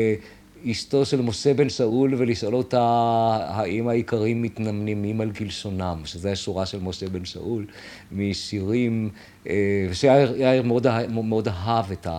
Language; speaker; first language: Hebrew; native; Hebrew